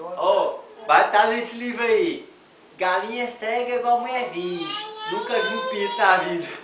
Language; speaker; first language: Portuguese; native; Portuguese